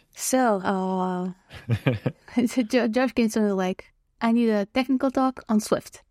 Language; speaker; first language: English; non-native, fluent; Croatian